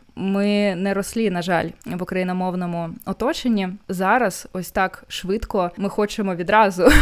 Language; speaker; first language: Ukrainian; non-native, fluent; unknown